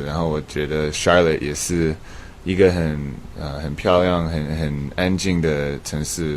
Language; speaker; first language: Chinese; early bilingual, heritage; English